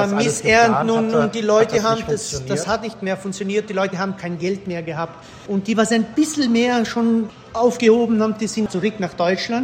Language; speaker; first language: German; early bilingual, heritage; German